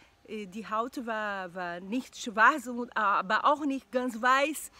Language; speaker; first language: German; non-native, learner; Portuguese